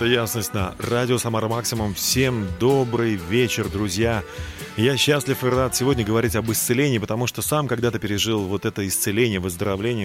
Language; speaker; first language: Russian; native; Russian